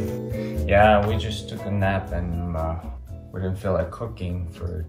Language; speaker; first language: English; non-native, fluent; Korean